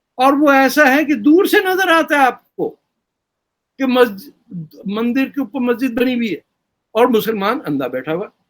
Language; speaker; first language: Urdu; native; Urdu